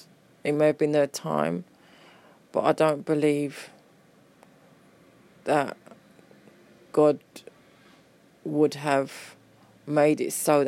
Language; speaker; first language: English; native; English